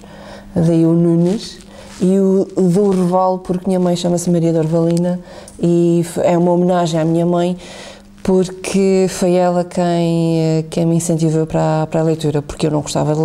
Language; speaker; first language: Portuguese; native; Portuguese